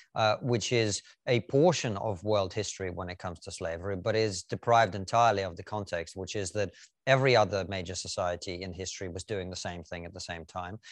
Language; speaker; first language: English; non-native, fluent; Russian